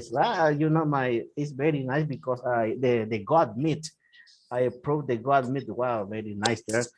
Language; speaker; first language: English; non-native, learner; Spanish